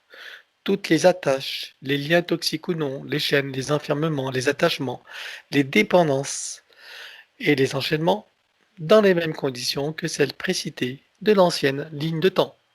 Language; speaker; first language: French; native; French